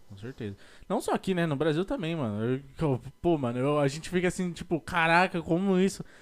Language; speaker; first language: Portuguese; native; Portuguese